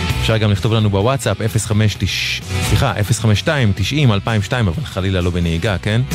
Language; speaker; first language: Hebrew; native; Hebrew